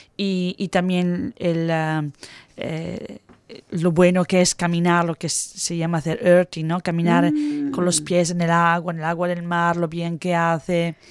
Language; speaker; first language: Spanish; non-native, fluent; Italian